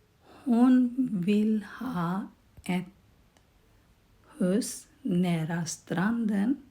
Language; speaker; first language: Swedish; non-native, fluent; Urdu